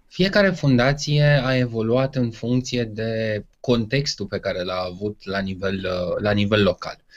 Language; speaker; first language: Romanian; native; Romanian